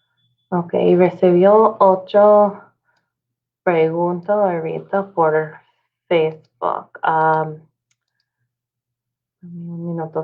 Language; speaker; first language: Spanish; non-native, learner; English